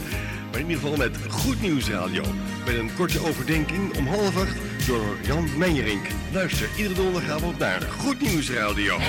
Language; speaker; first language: Dutch; native; Dutch